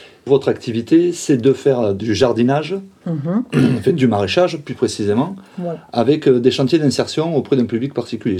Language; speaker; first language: French; native; French